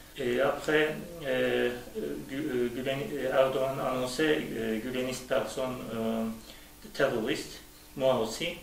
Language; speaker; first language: French; non-native, learner; Turkish